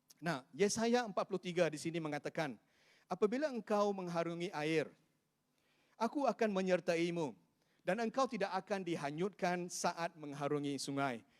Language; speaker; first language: Malay; non-native, local second language; Chinese